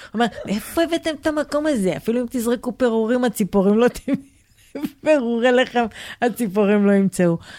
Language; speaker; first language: Hebrew; native; Hebrew